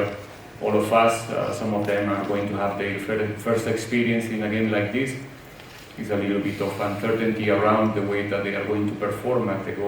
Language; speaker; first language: English; non-native, fluent; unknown